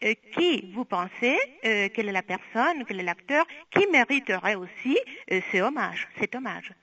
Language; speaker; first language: French; non-native, fluent; Spanish